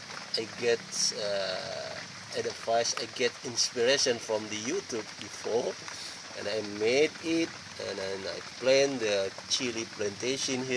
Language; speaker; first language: English; non-native, learner; Indonesian